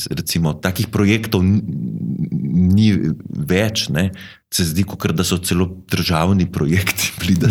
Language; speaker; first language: Slovenian; native; Slovenian